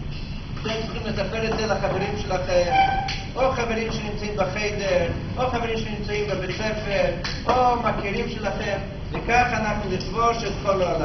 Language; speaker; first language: Hebrew; non-native, fluent; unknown